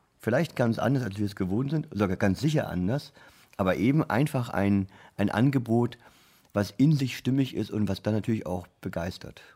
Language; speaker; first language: German; native; German